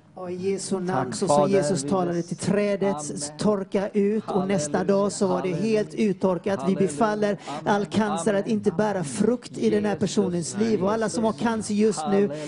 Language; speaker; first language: Swedish; native; Swedish